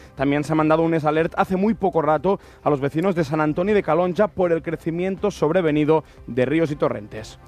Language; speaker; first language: Spanish; non-native, local second language; Catalan